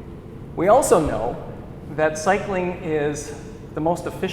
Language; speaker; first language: English; native; English